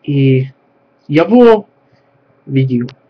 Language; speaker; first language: Russian; non-native, learner; English